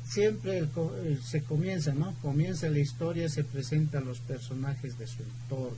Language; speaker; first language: Spanish; native; Spanish